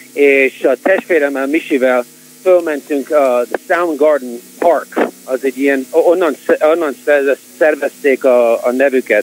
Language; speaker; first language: Hungarian; early bilingual, heritage; Hungarian